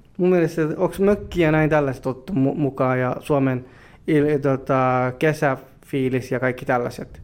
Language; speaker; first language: Finnish; early bilingual, other home language; Somali